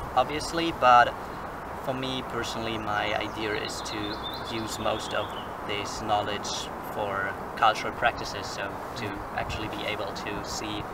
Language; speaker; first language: English; non-native, fluent; German